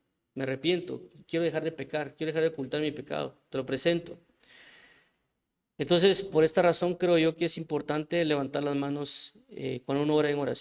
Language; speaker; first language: Spanish; native; Spanish